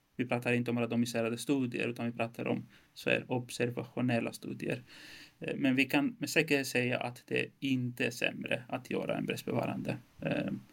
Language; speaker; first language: Swedish; non-native, fluent; Greek